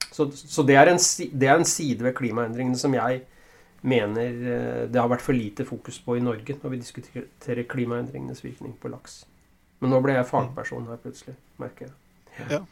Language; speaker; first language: Norwegian; native; Norwegian